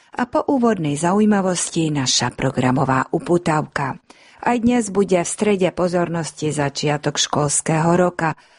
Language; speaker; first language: Slovak; early bilingual, heritage; Slovak